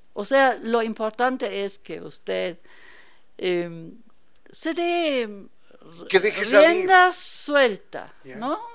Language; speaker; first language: Spanish; non-native, fluent; German